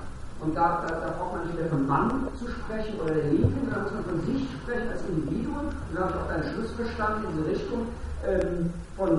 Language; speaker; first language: German; native; German